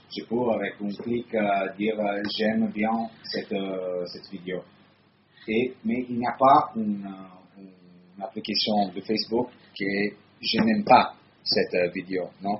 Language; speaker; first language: French; non-native, fluent; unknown